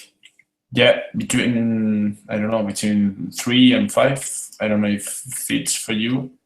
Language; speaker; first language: English; non-native, fluent; Spanish